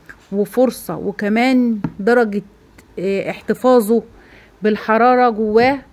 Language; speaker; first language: Arabic; native; Arabic